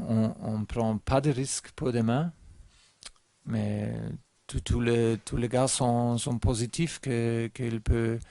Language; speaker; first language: French; non-native, learner; German